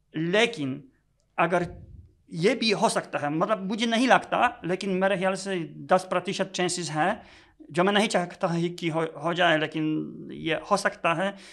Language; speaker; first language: Hindi; non-native, fluent; Polish